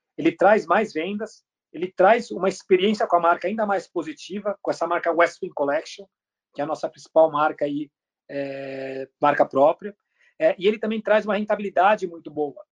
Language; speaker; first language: Portuguese; early bilingual, other home language; Spanish